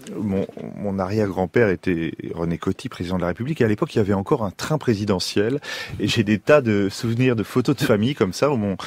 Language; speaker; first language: French; native; French